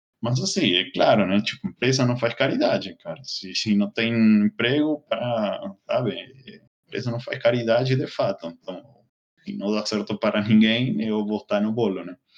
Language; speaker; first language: Portuguese; non-native, fluent; Spanish